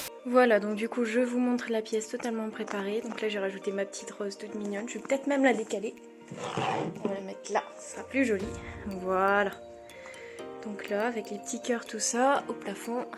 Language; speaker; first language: French; native; French